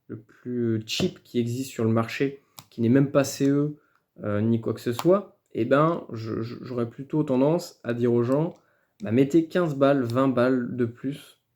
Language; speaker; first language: French; native; French